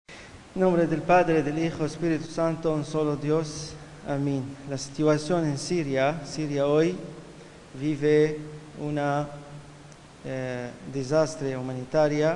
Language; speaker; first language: Spanish; non-native, fluent; Arabic